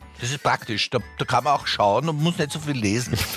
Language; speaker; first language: German; native; German